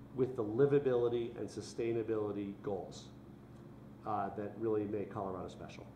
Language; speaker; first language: English; native; English